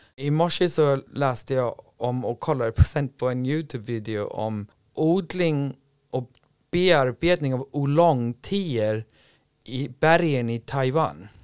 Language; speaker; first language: Swedish; non-native, fluent; English